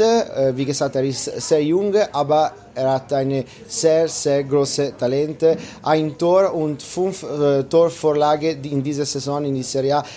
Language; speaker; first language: German; non-native, learner; Italian